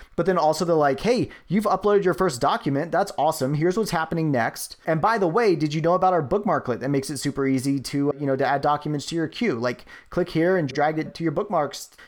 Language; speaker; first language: English; native; English